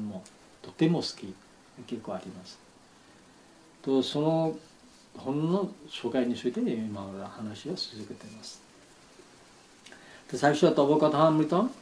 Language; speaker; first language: Japanese; non-native, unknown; Bangla